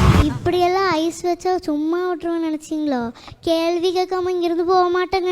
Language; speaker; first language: Tamil; native; Tamil